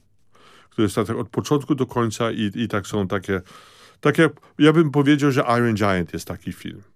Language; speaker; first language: Polish; early bilingual, heritage; Polish